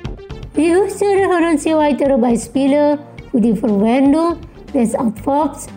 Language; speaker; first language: German; non-native, fluent; Indonesian